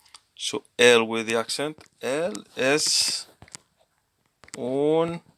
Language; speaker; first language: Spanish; non-native, learner; English